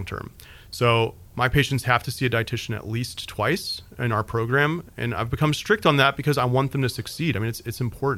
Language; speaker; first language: English; native; English